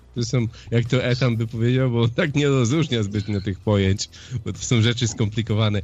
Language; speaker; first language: Polish; early bilingual, heritage; Polish